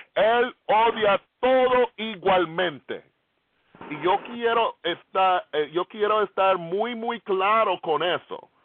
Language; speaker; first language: Spanish; non-native, fluent; English